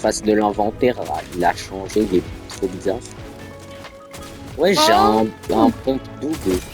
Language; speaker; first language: French; native; French